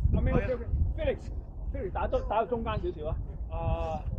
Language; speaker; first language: Chinese; native; Chinese